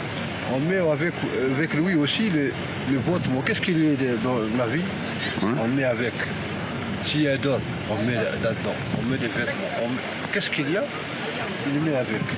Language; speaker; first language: French; non-native, learner; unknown